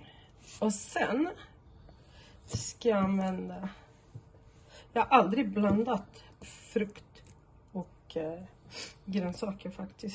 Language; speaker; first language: Swedish; non-native, fluent; Portuguese